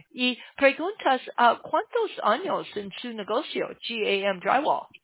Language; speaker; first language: Spanish; non-native, learner; English